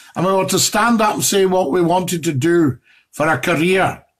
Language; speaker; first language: English; native; English